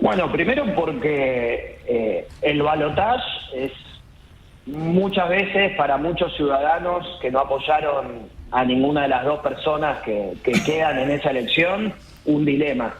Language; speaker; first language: Spanish; native; Spanish